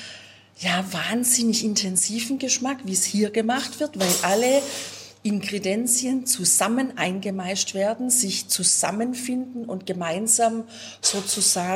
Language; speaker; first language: German; native; German